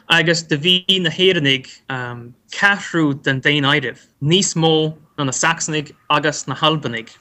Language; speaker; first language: Irish; non-native, fluent; English